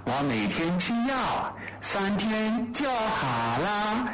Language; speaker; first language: Chinese; non-native, learner; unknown